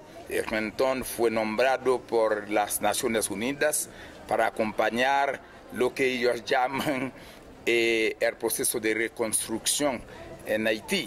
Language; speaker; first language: Spanish; non-native, fluent; Haitian Creole